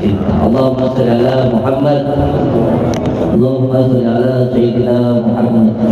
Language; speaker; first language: Indonesian; native; Indonesian